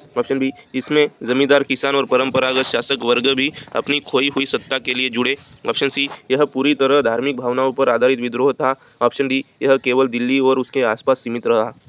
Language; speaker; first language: Hindi; non-native, local second language; Marathi